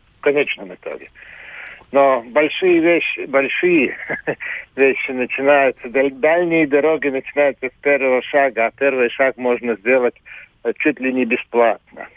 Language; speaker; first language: Russian; non-native, local second language; Latvian